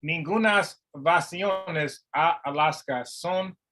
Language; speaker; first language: Spanish; non-native, learner; English